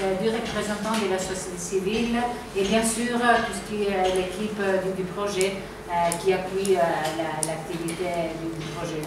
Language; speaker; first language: French; non-native, local second language; Arabic